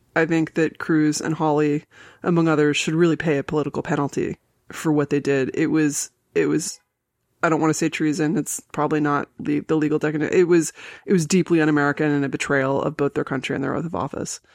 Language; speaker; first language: English; native; English